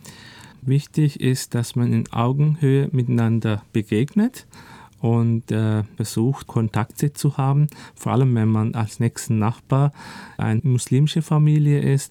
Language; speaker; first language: German; early bilingual, other home language; Turkish